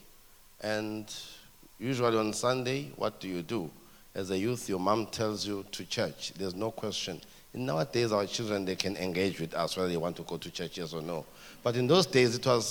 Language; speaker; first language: English; non-native, local second language; Zulu